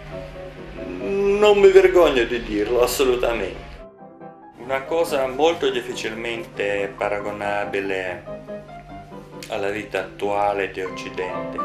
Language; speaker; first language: Italian; non-native, fluent; Russian